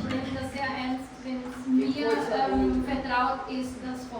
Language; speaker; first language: German; non-native, fluent; Portuguese